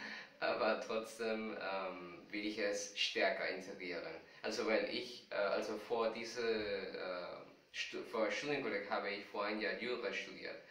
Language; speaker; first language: German; non-native, fluent; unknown